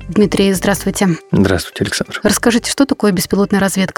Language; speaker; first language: Russian; native; Russian